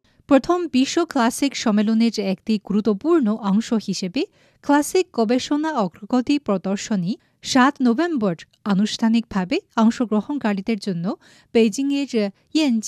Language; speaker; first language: Bangla; non-native, fluent; Chinese